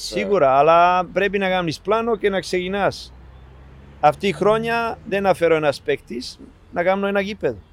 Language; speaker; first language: Greek; non-native, learner; Serbian